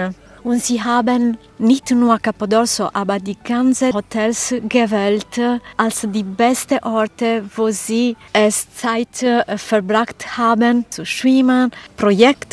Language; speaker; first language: German; non-native, fluent; Italian